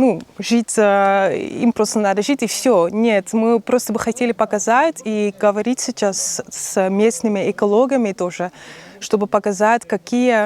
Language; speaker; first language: Russian; non-native, learner; Dutch